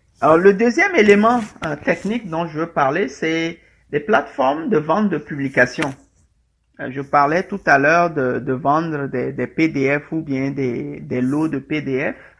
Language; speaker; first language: French; non-native, local second language; Ewe